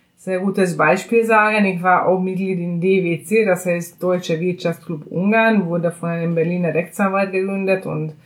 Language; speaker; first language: German; non-native, fluent; Hungarian